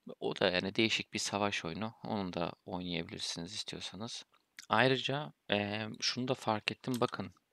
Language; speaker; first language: Turkish; early bilingual, heritage; Turkish